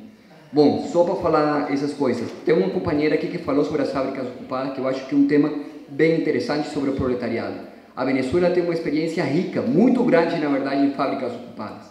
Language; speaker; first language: Portuguese; non-native, fluent; Spanish